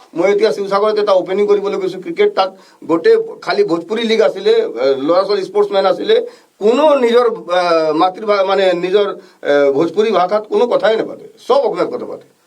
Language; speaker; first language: Assamese; non-native, local second language; Bhojpuri